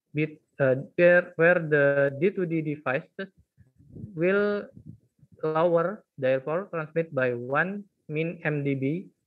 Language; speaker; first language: English; non-native, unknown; Indonesian